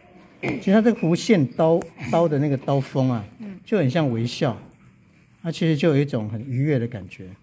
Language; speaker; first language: Chinese; native; Chinese